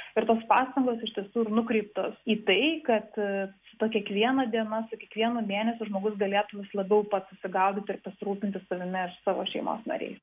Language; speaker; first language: Lithuanian; native; Lithuanian